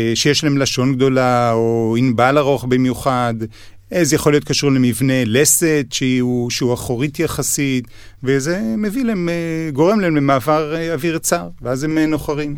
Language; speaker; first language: Hebrew; native; Hebrew